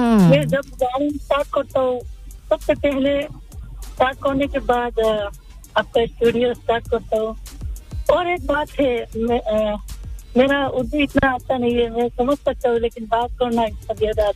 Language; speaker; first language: Hindi; non-native, learner; Bangla